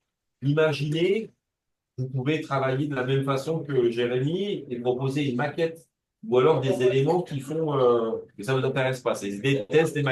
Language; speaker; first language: French; native; French